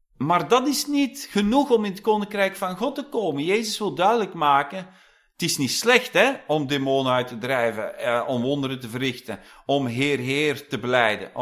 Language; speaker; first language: Dutch; non-native, fluent; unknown